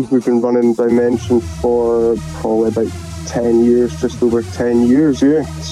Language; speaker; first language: English; native; English